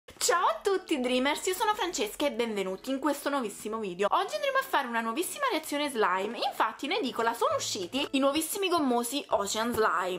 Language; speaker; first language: Italian; native; Italian